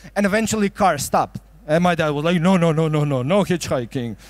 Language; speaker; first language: English; non-native, fluent; Croatian